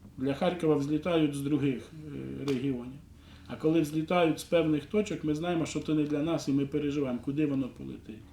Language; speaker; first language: Ukrainian; non-native, local second language; Russian